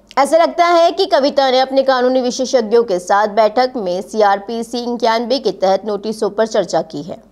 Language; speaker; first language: Hindi; native; Hindi